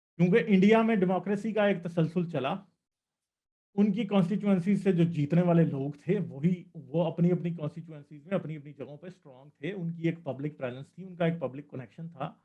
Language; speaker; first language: Urdu; non-native, local second language; Punjabi